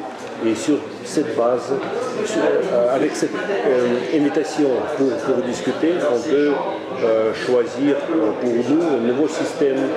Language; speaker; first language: French; non-native, fluent; Russian